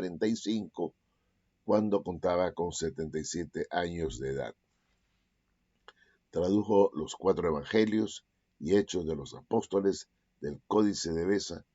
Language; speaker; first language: Spanish; native; Spanish